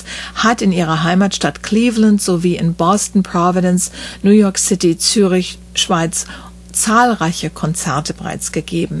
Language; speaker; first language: German; native; German